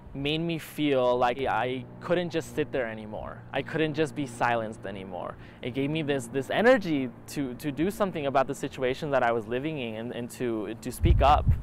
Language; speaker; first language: English; early bilingual, other home language; Spanish